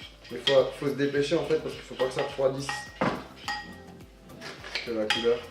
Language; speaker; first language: French; native; French